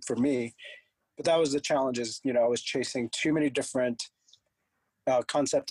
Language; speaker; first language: English; non-native, local second language; Punjabi